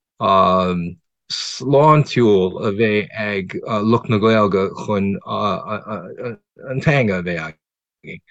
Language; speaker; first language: Irish; non-native, fluent; English